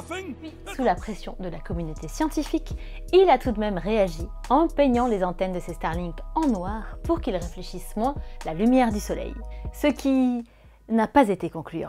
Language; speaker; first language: French; native; French